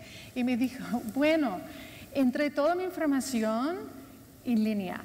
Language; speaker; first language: Spanish; non-native, fluent; English